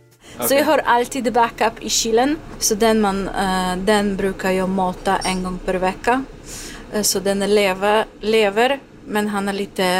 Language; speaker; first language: Swedish; non-native, learner; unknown